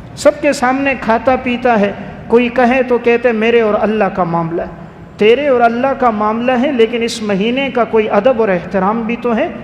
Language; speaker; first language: Urdu; native; Urdu